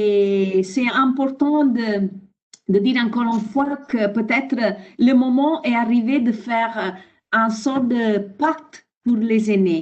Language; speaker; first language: French; non-native, fluent; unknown